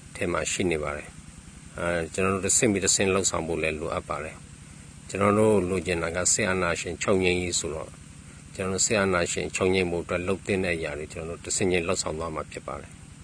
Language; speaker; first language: Burmese; non-native, local second language; S'gaw Karen